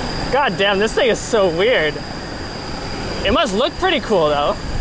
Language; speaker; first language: English; native; English